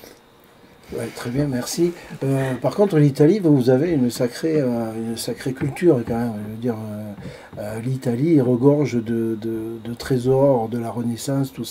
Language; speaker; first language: French; native; French